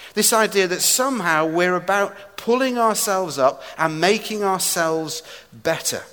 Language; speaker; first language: English; native; English